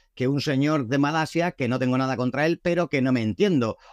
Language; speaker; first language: Spanish; native; Spanish